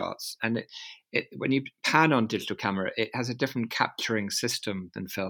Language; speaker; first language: English; native; English